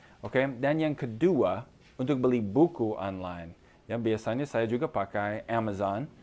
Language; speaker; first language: Indonesian; non-native, fluent; English